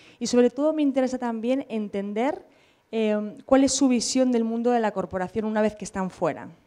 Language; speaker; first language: Spanish; native; Spanish